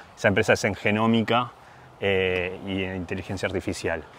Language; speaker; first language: Spanish; native; Spanish